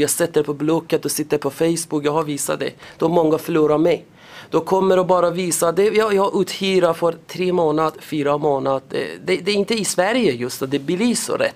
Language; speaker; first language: Swedish; non-native, learner; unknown